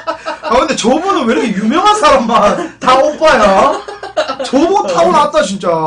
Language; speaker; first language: Korean; native; Korean